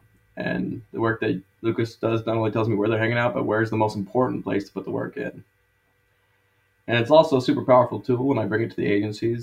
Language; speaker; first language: English; native; English